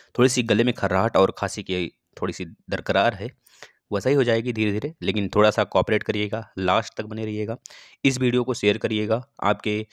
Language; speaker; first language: Hindi; native; Hindi